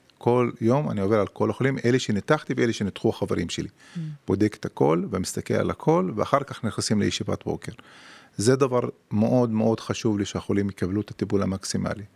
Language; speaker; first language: Hebrew; non-native, local second language; Arabic